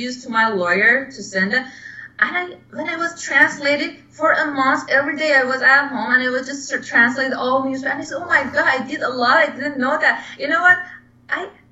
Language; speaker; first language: English; non-native, learner; Persian